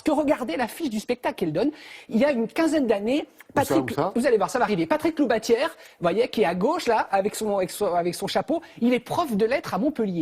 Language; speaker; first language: French; native; French